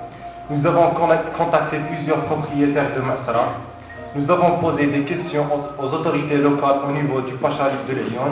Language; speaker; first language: French; non-native, local second language; Arabic